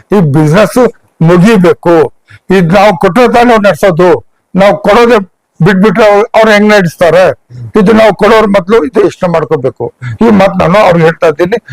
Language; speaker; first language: Kannada; non-native, local second language; Urdu